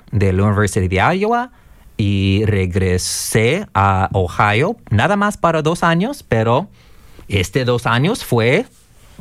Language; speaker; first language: Spanish; non-native, fluent; English